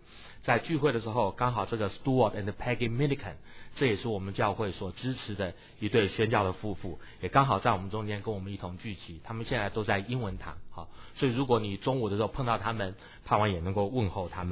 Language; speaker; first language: Chinese; native; Chinese